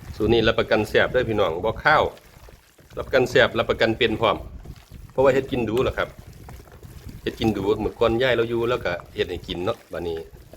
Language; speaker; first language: Thai; native; Thai